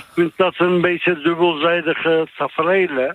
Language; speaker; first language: Dutch; non-native, fluent; Turkish